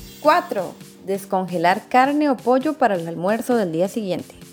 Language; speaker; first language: Spanish; native; Spanish